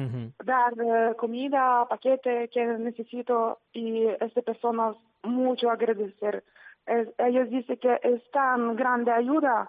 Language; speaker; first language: Spanish; non-native, learner; Ukrainian